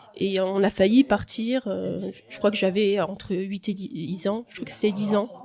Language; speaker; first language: French; early bilingual, other home language; Portuguese